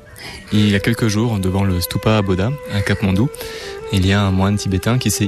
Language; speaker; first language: French; native; French